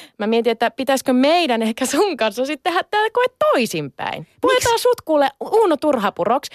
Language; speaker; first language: Finnish; native; Finnish